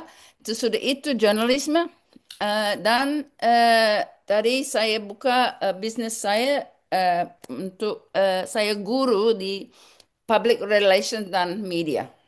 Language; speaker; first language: Indonesian; non-native, learner; English